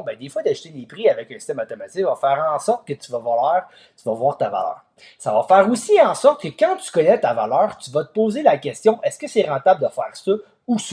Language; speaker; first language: French; native; French